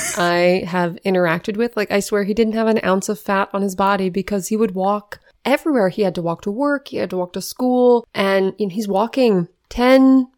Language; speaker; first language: English; native; English